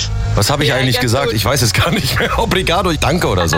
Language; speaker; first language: German; native; German